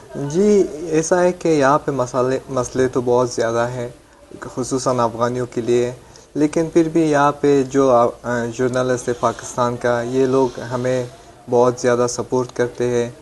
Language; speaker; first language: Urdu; non-native, fluent; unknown